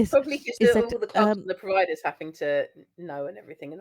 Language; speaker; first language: English; native; English